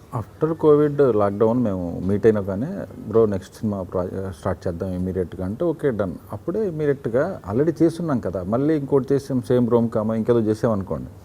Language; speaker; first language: Telugu; native; Telugu